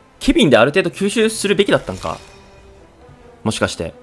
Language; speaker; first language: Japanese; native; Japanese